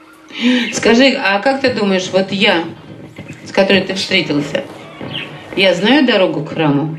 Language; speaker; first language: Russian; native; Russian